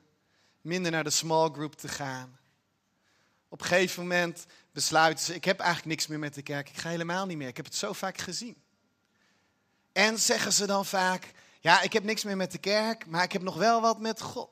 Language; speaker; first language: Dutch; native; Dutch